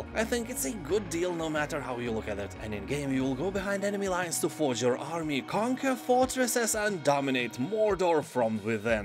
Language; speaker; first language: English; non-native, fluent; Lithuanian